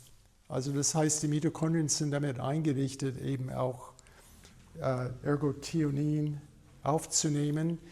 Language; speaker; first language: German; non-native, fluent; English